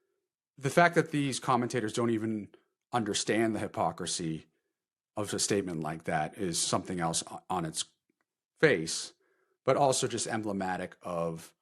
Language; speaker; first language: English; native; English